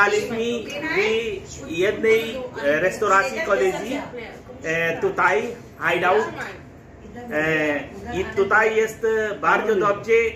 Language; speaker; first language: Polish; non-native, learner; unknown